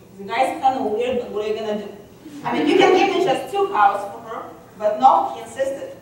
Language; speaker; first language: English; non-native, fluent; Russian